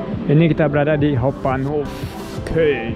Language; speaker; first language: Indonesian; early bilingual, heritage; German